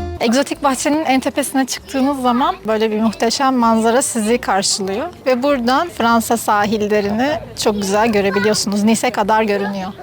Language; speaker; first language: Turkish; native; Turkish